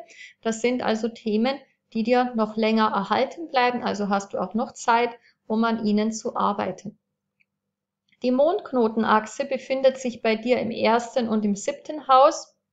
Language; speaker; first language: German; native; German